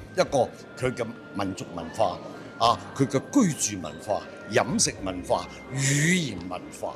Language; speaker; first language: Cantonese; non-native, local second language; Hakka Chinese